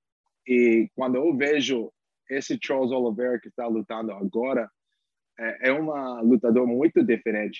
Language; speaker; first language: Portuguese; non-native, learner; English